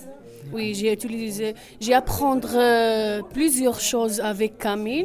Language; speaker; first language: French; non-native, learner; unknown